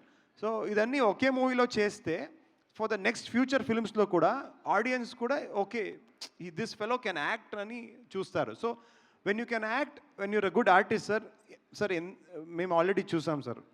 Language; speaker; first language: Telugu; non-native, local second language; Kannada